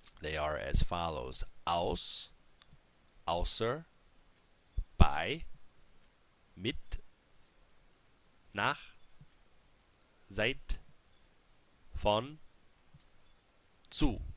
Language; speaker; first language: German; non-native, fluent; English